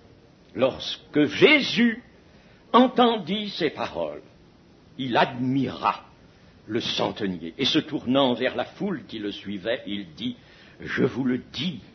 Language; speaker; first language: French; native; French